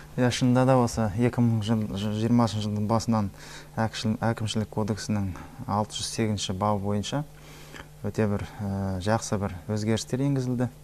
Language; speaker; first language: Kazakh; native; Kazakh